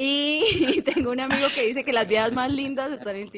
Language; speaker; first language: Spanish; native; Spanish